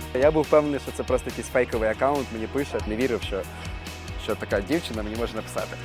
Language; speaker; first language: Ukrainian; native; Ukrainian